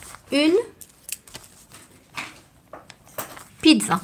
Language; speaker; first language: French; non-native, local second language; Arabic